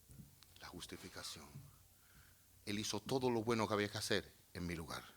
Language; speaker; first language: Spanish; native; Spanish